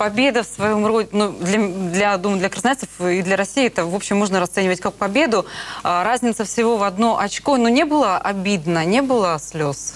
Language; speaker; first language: Russian; native; Russian